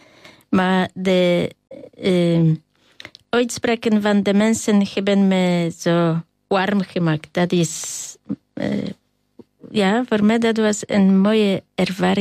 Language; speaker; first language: Dutch; non-native, learner; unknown